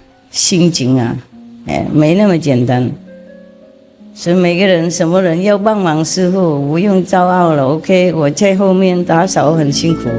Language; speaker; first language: Chinese; non-native, fluent; Vietnamese